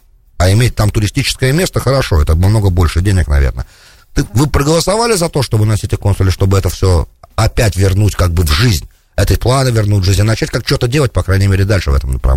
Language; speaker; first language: Russian; native; Russian